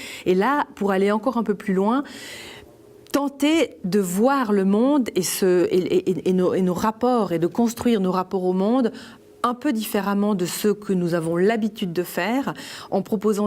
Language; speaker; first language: French; native; French